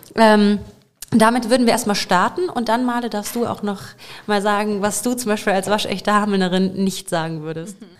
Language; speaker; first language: German; native; German